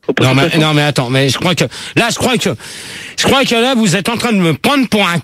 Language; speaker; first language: French; native; French